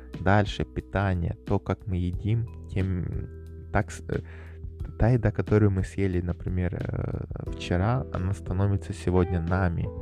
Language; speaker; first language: Russian; native; Russian